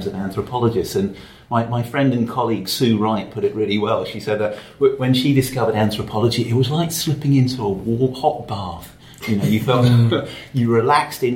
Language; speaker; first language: English; native; English